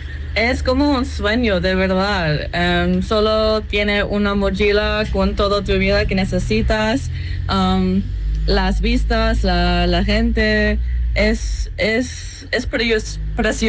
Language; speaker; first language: Spanish; non-native, learner; English